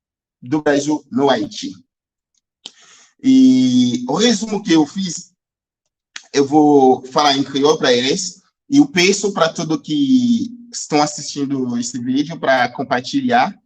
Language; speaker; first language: Portuguese; non-native, fluent; Haitian Creole